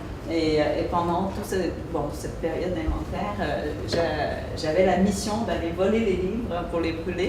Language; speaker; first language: French; early bilingual, other home language; Vietnamese